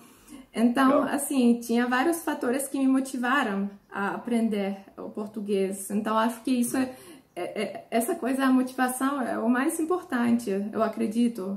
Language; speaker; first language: Portuguese; non-native, fluent; Polish